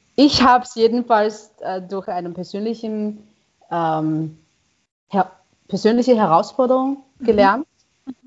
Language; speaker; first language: German; non-native, fluent; Chinese